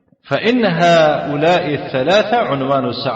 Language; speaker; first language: Arabic; non-native, fluent; Tajik